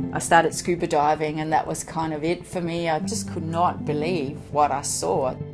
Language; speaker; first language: English; non-native, fluent; Danish